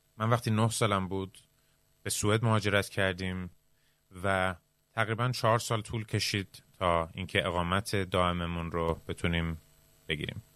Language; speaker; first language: Persian; early bilingual, heritage; Persian